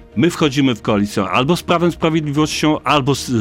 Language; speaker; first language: Polish; native; Polish